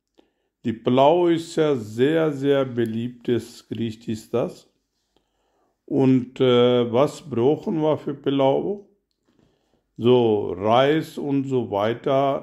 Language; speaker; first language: German; non-native, learner; Urdu